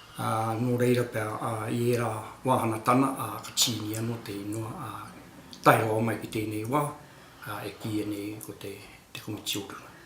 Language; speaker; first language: Māori; native; Māori